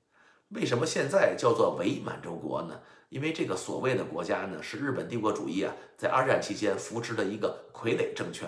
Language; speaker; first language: Chinese; native; Chinese